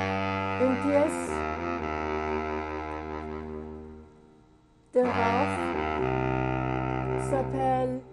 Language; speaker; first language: French; non-native, learner; English